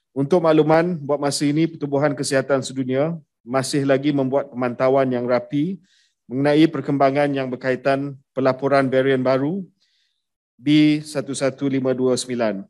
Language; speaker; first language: Malay; native; Malay